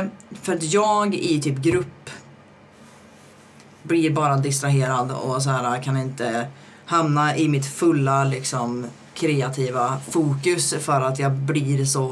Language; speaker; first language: Swedish; native; Swedish